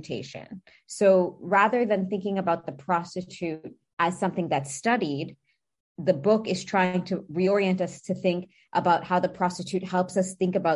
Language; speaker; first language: English; native; English